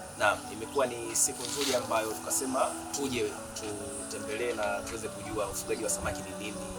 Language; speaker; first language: Swahili; native; Swahili